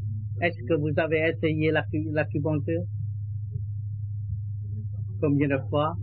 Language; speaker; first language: French; non-native, learner; Vietnamese